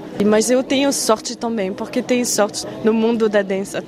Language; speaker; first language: Portuguese; non-native, fluent; French